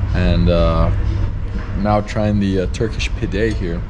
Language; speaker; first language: English; native; English